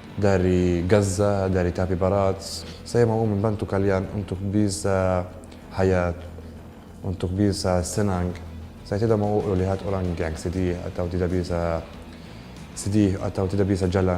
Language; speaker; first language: Indonesian; non-native, learner; Arabic